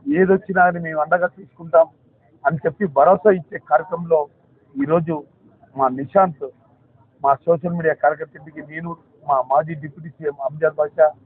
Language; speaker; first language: Telugu; native; Telugu